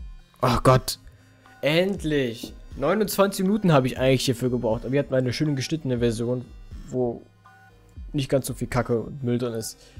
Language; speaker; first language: German; native; German